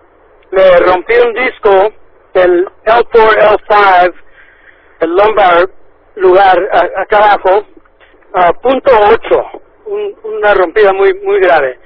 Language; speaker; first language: Spanish; early bilingual, heritage; Spanish